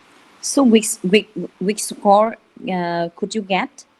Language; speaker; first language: English; non-native, learner; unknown